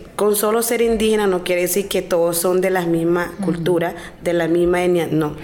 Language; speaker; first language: Spanish; non-native, local second language; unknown